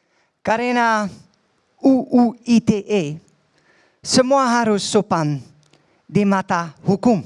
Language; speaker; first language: Indonesian; non-native, fluent; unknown